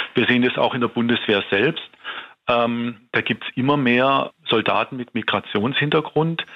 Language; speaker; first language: German; native; German